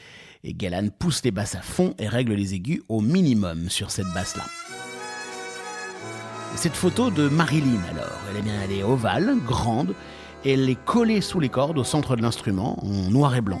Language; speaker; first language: French; native; French